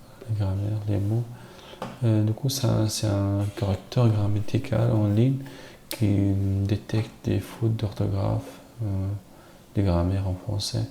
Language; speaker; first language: French; non-native, learner; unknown